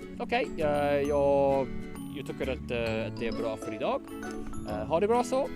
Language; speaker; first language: Swedish; non-native, learner; English